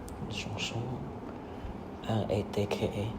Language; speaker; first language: French; non-native, learner; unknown